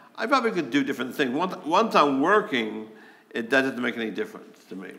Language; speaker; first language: English; native; English